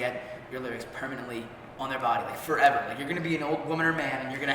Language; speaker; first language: English; native; English